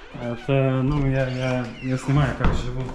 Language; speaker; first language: Russian; non-native, local second language; Lithuanian